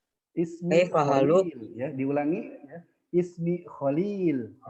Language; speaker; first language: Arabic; non-native, fluent; Indonesian